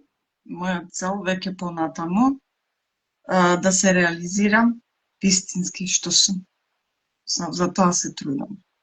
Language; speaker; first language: Macedonian; non-native, local second language; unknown